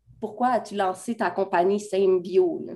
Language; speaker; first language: French; native; French